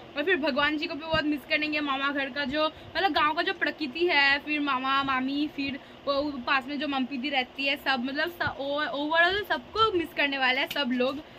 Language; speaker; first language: Hindi; non-native, local second language; Bangla